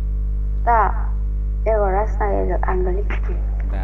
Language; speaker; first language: Russian; non-native, learner; Vietnamese